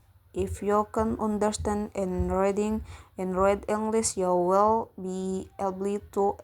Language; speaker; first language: English; non-native, learner; Indonesian